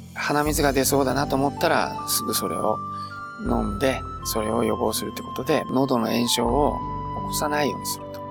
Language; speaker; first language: Japanese; native; Japanese